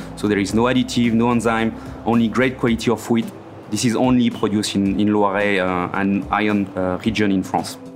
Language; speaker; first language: English; non-native, fluent; French